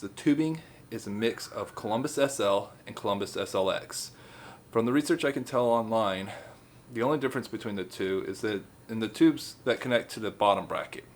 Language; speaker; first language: English; native; English